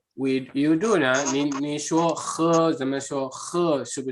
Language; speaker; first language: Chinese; non-native, fluent; Arabic